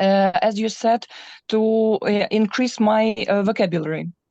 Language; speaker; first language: English; non-native, learner; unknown